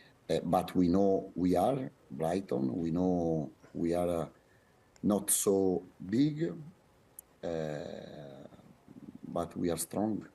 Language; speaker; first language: English; non-native, fluent; Italian